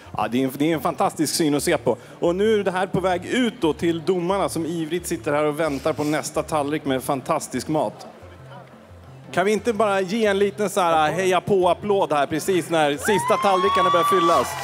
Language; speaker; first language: Swedish; native; Swedish